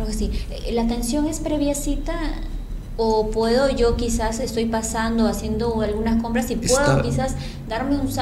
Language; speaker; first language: Spanish; native; Spanish